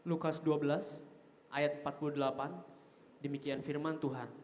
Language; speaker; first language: Indonesian; native; Indonesian